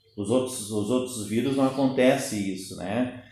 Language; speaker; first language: Portuguese; native; Portuguese